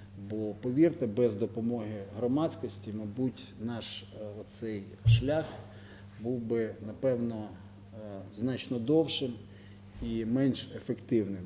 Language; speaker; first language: Ukrainian; native; Ukrainian